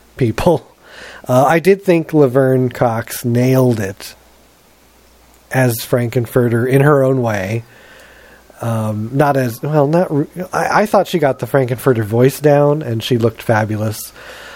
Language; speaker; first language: English; native; English